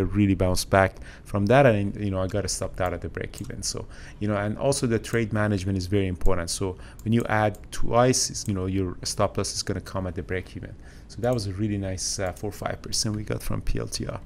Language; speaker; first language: English; native; English